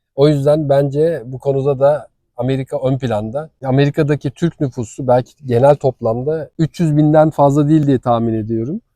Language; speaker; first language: Turkish; native; Turkish